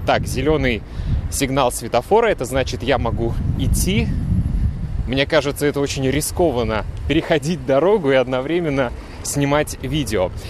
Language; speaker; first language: Russian; native; Russian